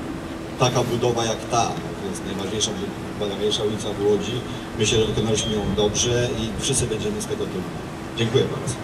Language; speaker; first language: Polish; native; Polish